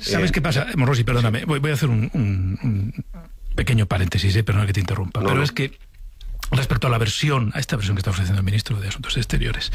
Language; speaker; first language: Spanish; native; Spanish